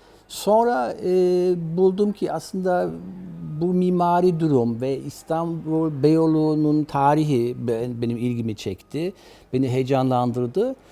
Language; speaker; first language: Turkish; early bilingual, other home language; German